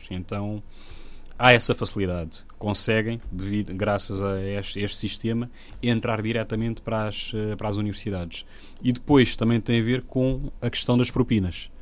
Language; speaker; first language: Portuguese; non-native, local second language; Upper Guinea Crioulo